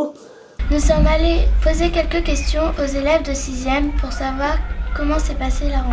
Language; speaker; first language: French; native; French